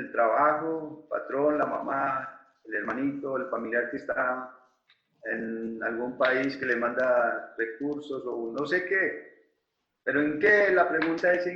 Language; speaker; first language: Spanish; native; Spanish